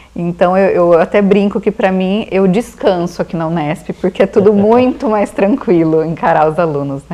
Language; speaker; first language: Portuguese; native; Portuguese